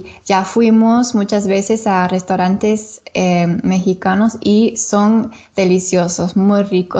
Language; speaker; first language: Spanish; non-native, learner; English